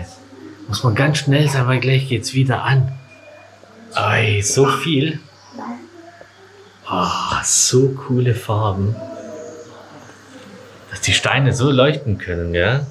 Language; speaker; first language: German; native; German